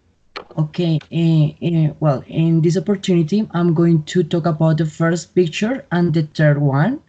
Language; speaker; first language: English; non-native, fluent; Spanish